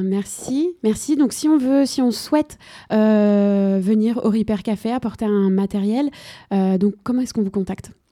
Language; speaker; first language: French; native; French